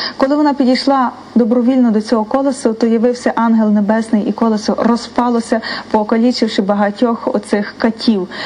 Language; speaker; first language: Ukrainian; native; Ukrainian